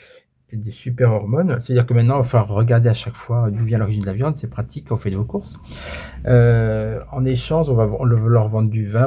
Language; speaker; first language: French; native; French